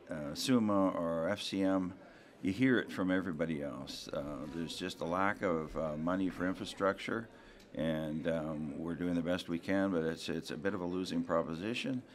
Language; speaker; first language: English; native; English